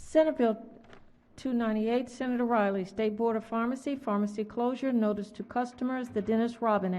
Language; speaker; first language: English; native; English